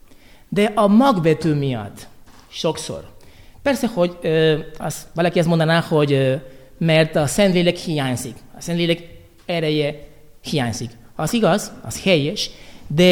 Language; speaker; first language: Hungarian; non-native, learner; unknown